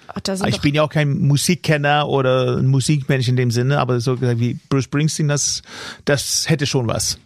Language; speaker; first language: German; non-native, fluent; Swedish